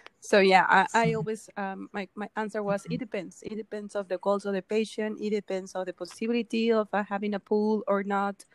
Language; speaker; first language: English; non-native, fluent; Spanish